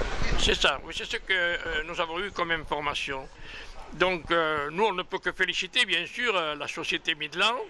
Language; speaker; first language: French; native; French